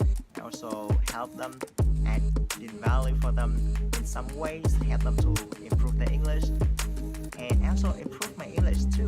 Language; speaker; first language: English; non-native, fluent; Vietnamese